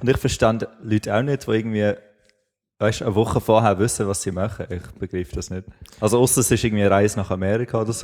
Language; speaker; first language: German; native; German